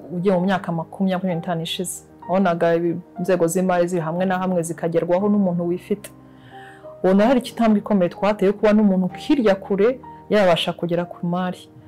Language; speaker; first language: Kinyarwanda; early bilingual, heritage; Kinyarwanda